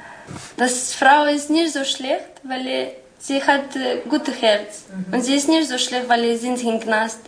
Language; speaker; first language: German; non-native, learner; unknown